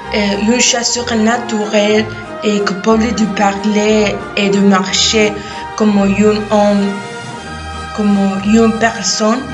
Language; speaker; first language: French; non-native, learner; Spanish